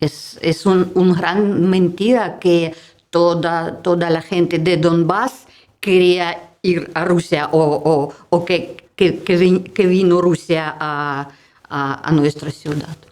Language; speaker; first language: Spanish; non-native, learner; Russian